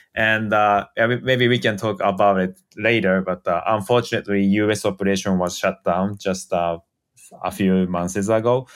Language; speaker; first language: English; non-native, fluent; Japanese